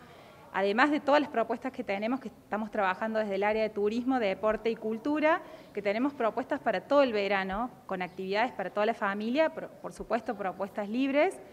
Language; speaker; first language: Spanish; native; Spanish